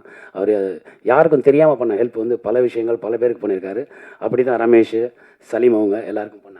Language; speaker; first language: Tamil; native; Tamil